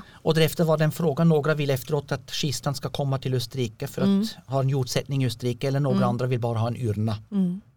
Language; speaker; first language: Swedish; non-native, fluent; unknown